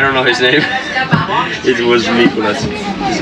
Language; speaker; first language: English; non-native, fluent; Italian